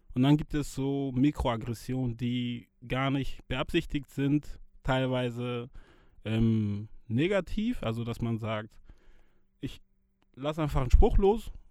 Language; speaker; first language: German; early bilingual, other home language; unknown